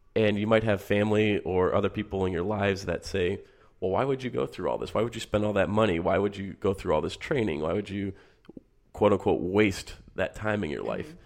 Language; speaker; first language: English; native; English